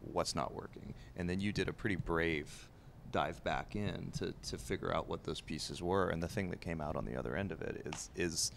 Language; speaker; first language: English; native; English